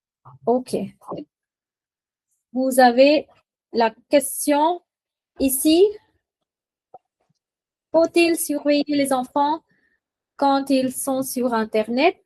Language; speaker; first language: French; non-native, fluent; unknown